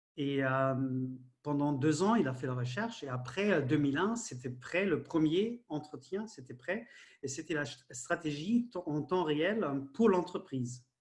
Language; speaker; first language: French; non-native, fluent; German